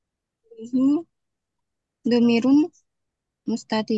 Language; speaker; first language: Arabic; non-native, learner; Indonesian